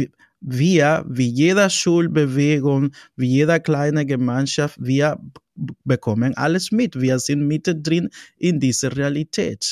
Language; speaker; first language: German; non-native, fluent; Spanish